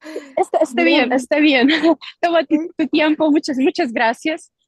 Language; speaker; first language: Spanish; non-native, learner; Russian